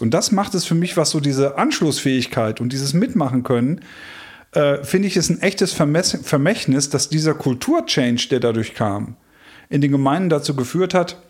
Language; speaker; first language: German; native; German